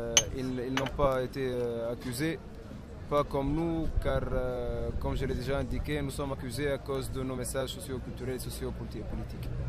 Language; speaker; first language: French; non-native, local second language; Arabic